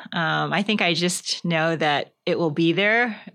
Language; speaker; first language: English; native; English